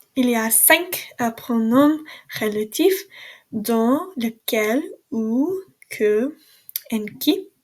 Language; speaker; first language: French; non-native, learner; English